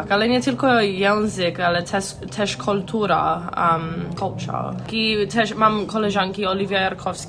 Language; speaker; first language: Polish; early bilingual, heritage; English